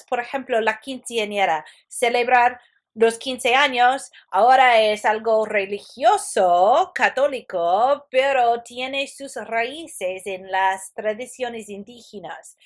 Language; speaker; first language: Spanish; non-native, fluent; English